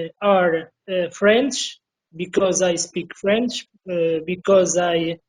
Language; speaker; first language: English; non-native, learner; Portuguese